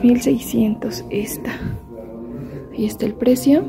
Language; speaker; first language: Spanish; native; Spanish